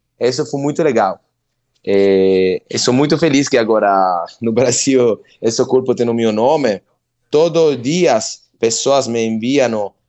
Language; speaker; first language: Portuguese; non-native, learner; Italian